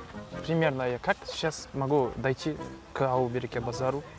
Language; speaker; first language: Russian; non-native, local second language; Kazakh